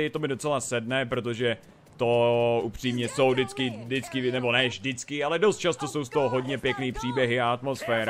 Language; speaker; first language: Czech; native; Czech